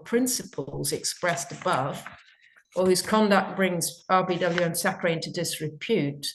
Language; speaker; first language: English; native; English